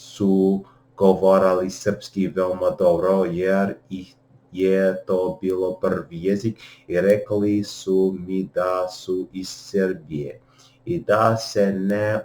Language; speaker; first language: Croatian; non-native, learner; English